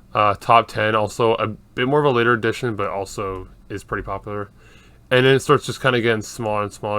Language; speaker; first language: English; native; English